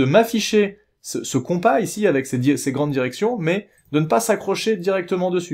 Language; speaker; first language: French; native; French